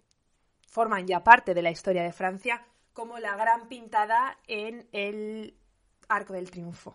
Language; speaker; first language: Spanish; native; Spanish